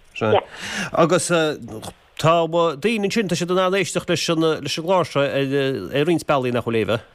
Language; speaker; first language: Irish; native; Irish